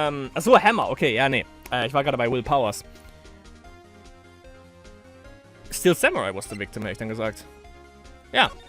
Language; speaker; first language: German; native; German